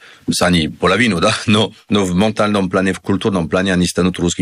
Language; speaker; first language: Russian; non-native, learner; French